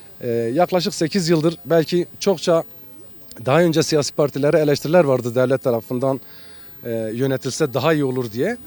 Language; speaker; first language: Turkish; non-native, local second language; Kurdish